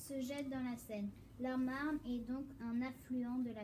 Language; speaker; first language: French; native; French